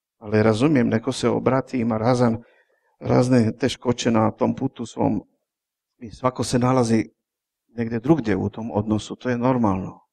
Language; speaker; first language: Croatian; non-native, fluent; Czech